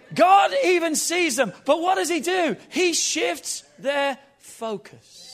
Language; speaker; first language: English; native; English